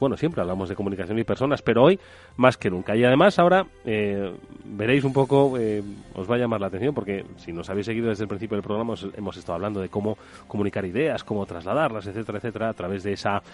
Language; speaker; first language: Spanish; native; Spanish